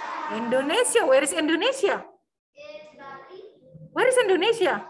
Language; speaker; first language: English; non-native, learner; Indonesian